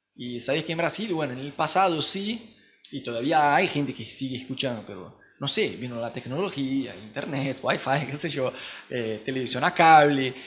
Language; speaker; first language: Spanish; non-native, fluent; Portuguese